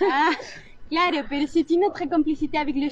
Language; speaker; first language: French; non-native, learner; Spanish